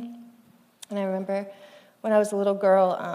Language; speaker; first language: English; native; English